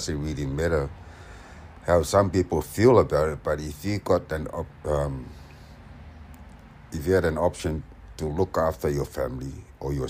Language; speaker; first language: English; non-native, fluent; Samoan